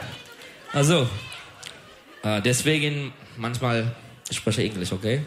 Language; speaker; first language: German; non-native, learner; Turkish